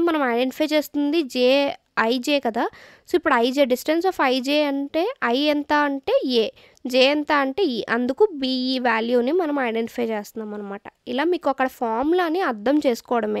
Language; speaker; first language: Telugu; native; Telugu